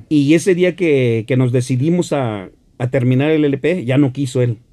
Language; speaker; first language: Spanish; native; Spanish